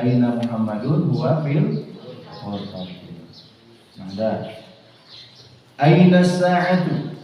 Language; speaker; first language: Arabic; non-native, fluent; Indonesian